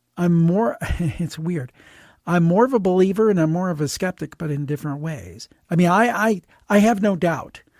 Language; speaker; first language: English; native; English